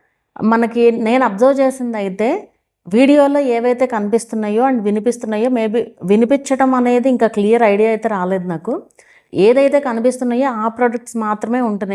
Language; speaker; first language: Telugu; native; Telugu